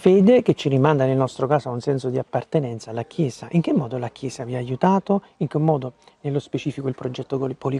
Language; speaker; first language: Italian; native; Italian